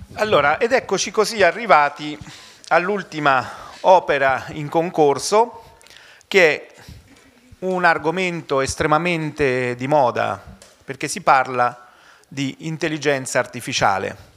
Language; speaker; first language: Italian; native; Italian